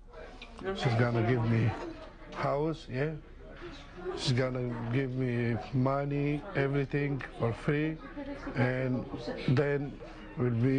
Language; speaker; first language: English; non-native, learner; Romanian